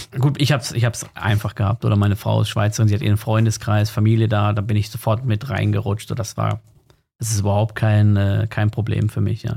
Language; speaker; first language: German; native; German